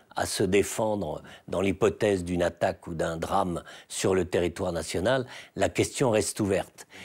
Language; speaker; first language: French; native; French